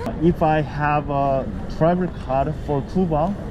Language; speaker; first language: English; non-native, learner; Korean